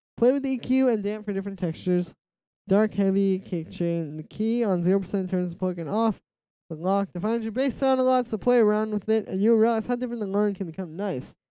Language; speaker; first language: English; native; English